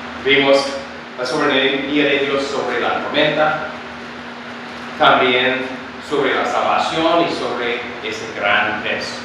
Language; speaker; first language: Spanish; non-native, fluent; English